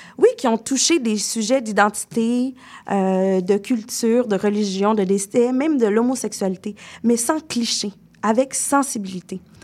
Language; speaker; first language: French; native; French